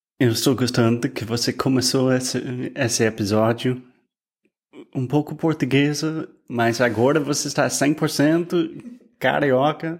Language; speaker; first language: Portuguese; non-native, fluent; English